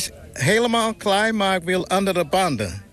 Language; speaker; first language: Dutch; non-native, learner; English